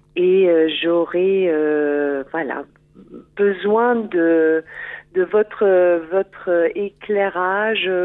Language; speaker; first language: French; non-native, fluent; German